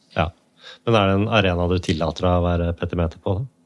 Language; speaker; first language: Norwegian; native; Norwegian